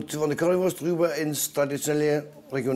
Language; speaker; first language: German; native; German